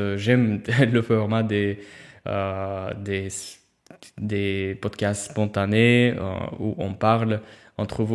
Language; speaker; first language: French; non-native, fluent; Russian